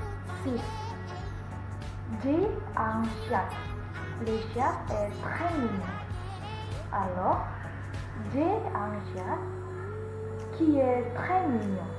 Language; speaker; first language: French; non-native, learner; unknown